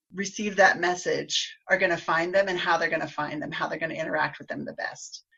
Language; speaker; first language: English; native; English